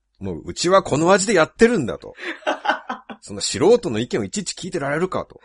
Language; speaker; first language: Japanese; native; Japanese